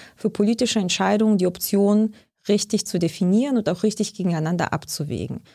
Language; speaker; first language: German; early bilingual, other home language; Lithuanian